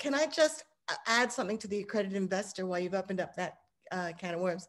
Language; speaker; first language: English; native; English